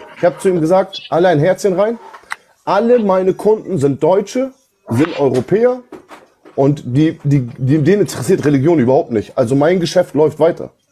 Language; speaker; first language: German; early bilingual, other home language; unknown